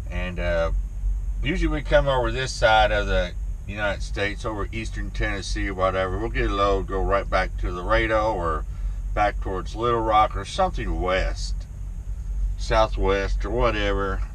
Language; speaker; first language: English; native; English